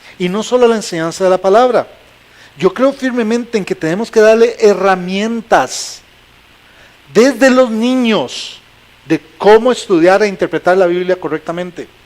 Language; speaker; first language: Spanish; native; Spanish